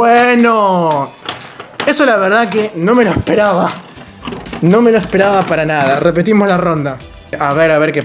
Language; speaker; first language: Spanish; native; Spanish